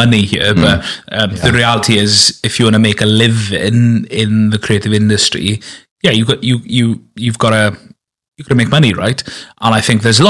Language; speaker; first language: English; native; English